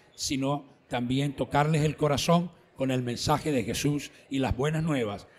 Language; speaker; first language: Spanish; native; Spanish